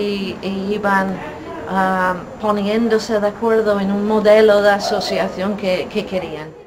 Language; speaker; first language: Spanish; non-native, fluent; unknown